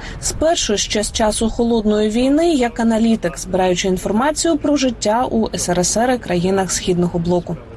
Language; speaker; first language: Ukrainian; native; Ukrainian